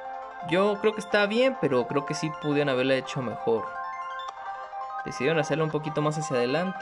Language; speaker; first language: Spanish; native; Spanish